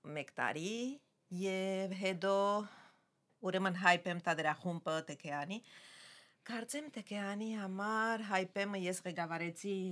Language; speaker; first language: Armenian; early bilingual, heritage; Armenian